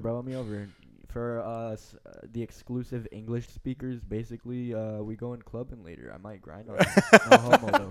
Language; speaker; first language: English; early bilingual, other home language; Spanish